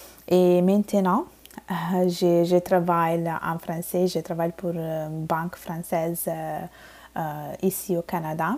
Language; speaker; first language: French; non-native, fluent; Bangla